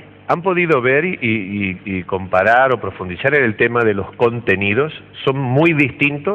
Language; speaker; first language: Spanish; native; Spanish